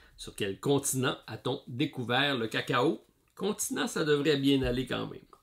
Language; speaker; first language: French; native; French